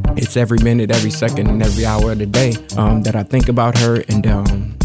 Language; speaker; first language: English; native; English